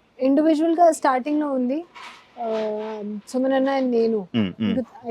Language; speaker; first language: Telugu; non-native, learner; Hindi